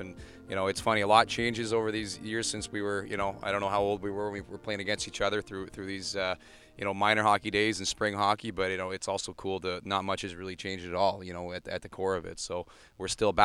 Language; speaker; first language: English; native; English